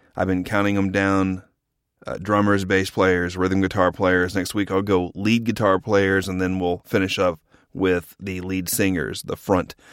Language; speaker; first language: English; native; English